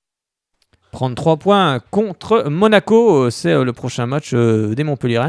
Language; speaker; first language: French; native; French